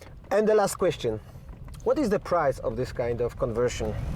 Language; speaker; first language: English; non-native, learner; Polish